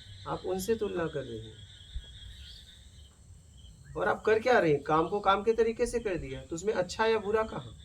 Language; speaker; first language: Hindi; native; Hindi